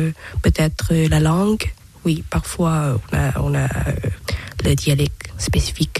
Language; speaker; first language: French; non-native, learner; Thai